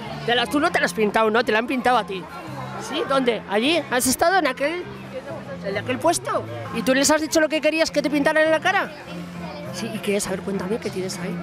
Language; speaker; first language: Spanish; native; Spanish